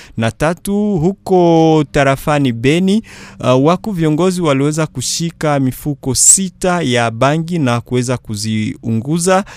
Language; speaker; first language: Swahili; native; Swahili